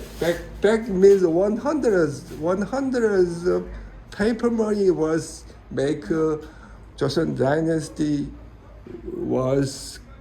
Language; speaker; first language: English; non-native, learner; Korean